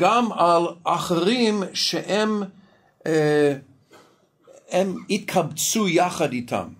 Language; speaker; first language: Hebrew; non-native, fluent; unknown